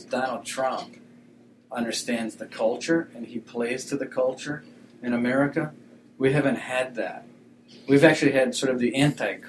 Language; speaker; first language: English; native; English